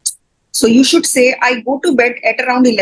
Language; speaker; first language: English; non-native, fluent; Hindi